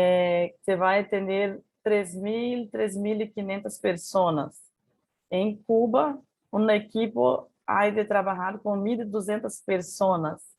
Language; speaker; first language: Portuguese; native; Portuguese